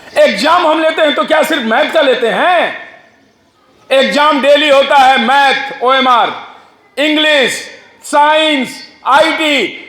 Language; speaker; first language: Hindi; non-native, local second language; Bhojpuri